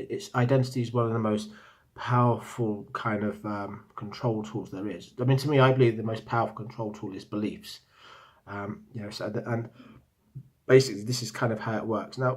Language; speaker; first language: English; native; English